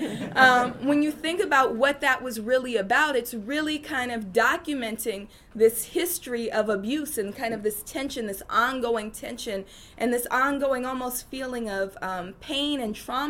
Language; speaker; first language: English; native; English